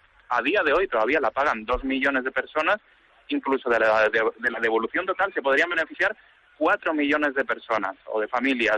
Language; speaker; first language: Spanish; native; Spanish